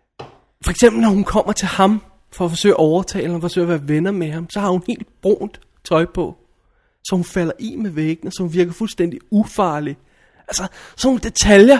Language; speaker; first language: Danish; native; Danish